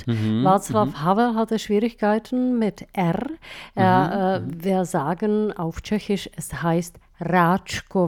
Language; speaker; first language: German; non-native, fluent; Czech